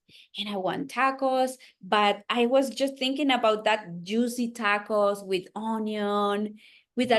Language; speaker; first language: English; non-native, fluent; Spanish